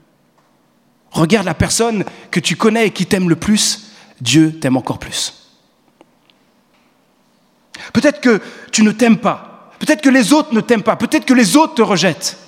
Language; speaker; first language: French; native; French